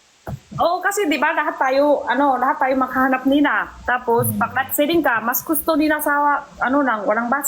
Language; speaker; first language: Filipino; non-native, learner; Chinese